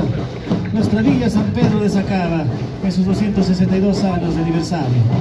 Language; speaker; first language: Spanish; native; Spanish